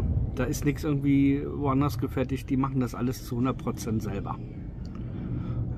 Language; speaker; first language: German; native; German